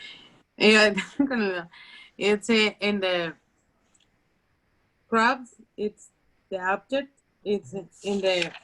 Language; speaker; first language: English; non-native, learner; Spanish